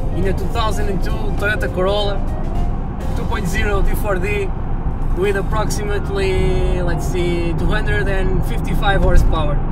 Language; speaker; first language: English; non-native, fluent; Portuguese